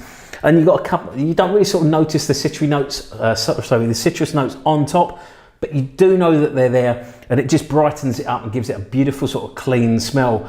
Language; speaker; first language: English; native; English